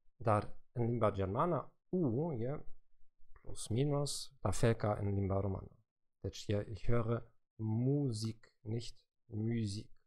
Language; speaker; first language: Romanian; non-native, fluent; German